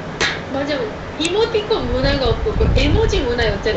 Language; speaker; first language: Korean; non-native, fluent; Japanese